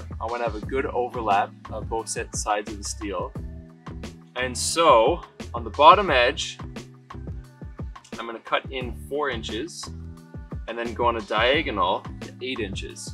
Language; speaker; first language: English; native; English